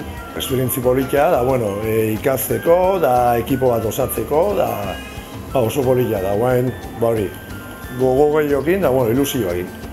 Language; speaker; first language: Basque; native; Basque